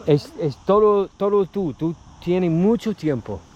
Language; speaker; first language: Spanish; non-native, learner; English